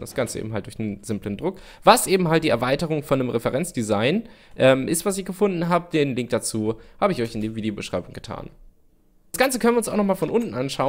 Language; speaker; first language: German; native; German